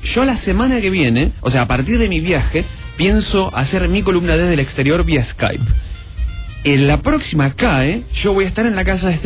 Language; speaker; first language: Spanish; native; Spanish